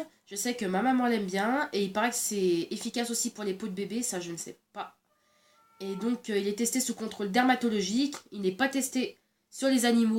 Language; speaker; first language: French; native; French